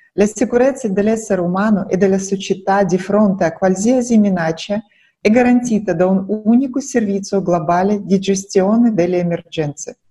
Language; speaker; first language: Italian; non-native, fluent; Russian